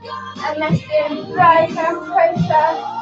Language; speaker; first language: Welsh; non-native, learner; English